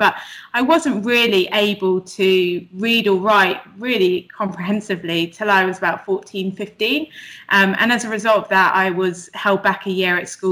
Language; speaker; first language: English; native; English